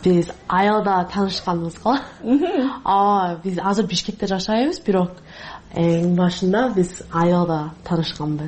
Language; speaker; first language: Kyrgyz; non-native, learner; English